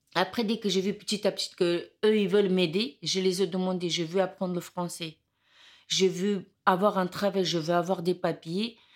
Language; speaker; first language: French; non-native, learner; Romanian